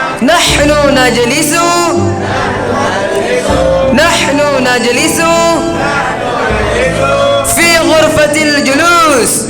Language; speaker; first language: Arabic; non-native, learner; Indonesian